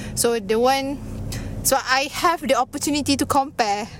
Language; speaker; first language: English; non-native, local second language; Malay